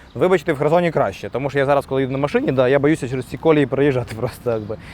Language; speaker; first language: Ukrainian; native; Ukrainian